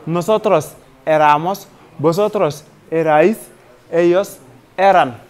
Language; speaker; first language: Spanish; non-native, learner; French